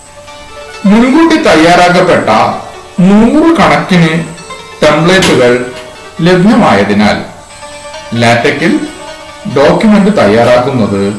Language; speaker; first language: Malayalam; native; Malayalam